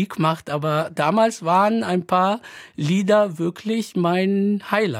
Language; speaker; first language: German; non-native, fluent; Arabic